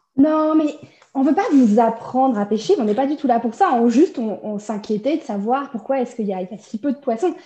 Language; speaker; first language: French; native; French